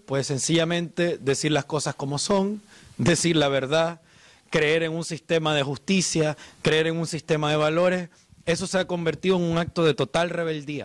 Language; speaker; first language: Spanish; native; Spanish